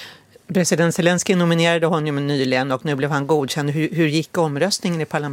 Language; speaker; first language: Swedish; native; Swedish